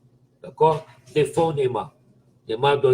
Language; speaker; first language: French; non-native, fluent; Portuguese